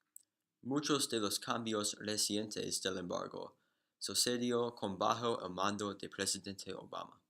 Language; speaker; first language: Spanish; non-native, learner; English